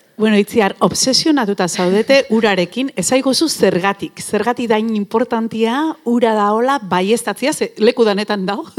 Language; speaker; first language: Basque; native; Basque